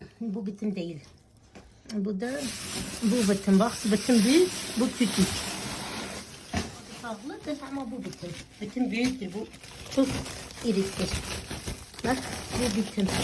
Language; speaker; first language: Turkish; non-native, local second language; Kurdish